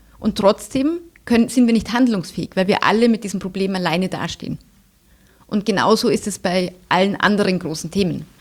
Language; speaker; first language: German; native; German